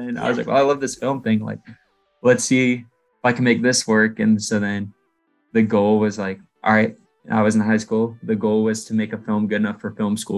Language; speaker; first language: English; native; English